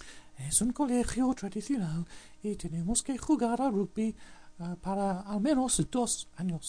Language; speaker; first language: Spanish; non-native, fluent; English